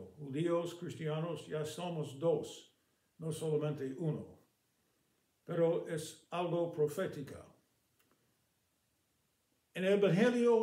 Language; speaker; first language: Spanish; non-native, fluent; English